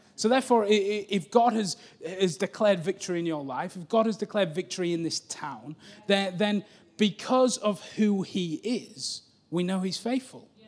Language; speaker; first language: English; native; English